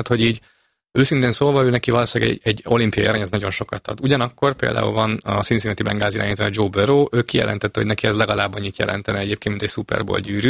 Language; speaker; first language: Hungarian; native; Hungarian